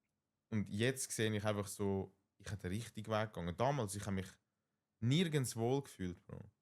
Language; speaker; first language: German; native; German